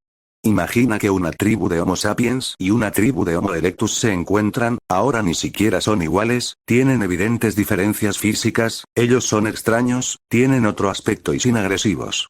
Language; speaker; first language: Spanish; native; Spanish